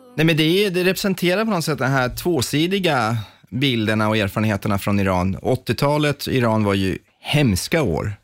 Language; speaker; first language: Swedish; early bilingual, other home language; Persian